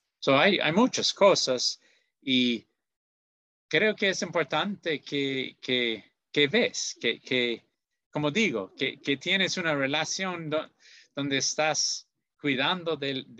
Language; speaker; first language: Spanish; non-native, learner; English